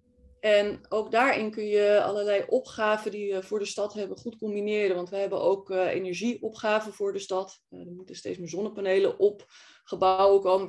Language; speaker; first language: Dutch; native; Dutch